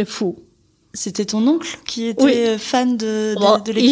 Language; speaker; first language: French; native; French